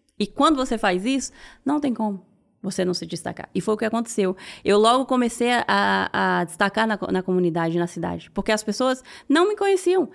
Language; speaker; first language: Portuguese; native; Portuguese